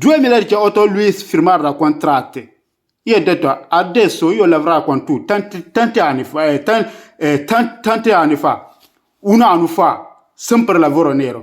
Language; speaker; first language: Italian; non-native, learner; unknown